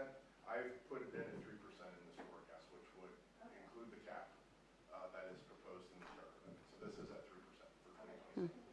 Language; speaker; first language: English; native; English